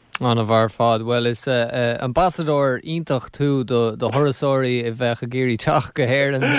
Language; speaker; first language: Irish; native; Irish